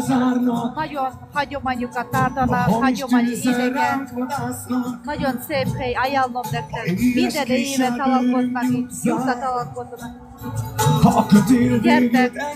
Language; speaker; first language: Hungarian; non-native, learner; Kazakh